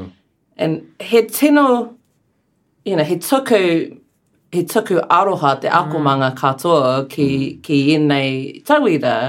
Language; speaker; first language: Māori; non-native, local second language; English